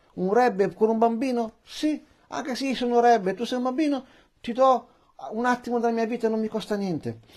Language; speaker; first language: Italian; early bilingual, other home language; Persian